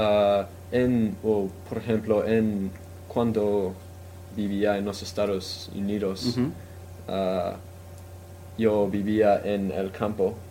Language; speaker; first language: Spanish; non-native, fluent; English